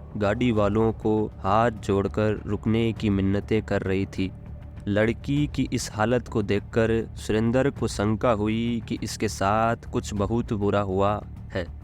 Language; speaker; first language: Hindi; native; Hindi